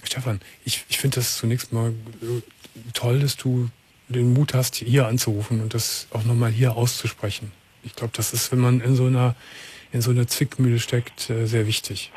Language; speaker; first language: German; native; German